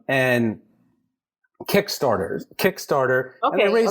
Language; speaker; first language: English; native; English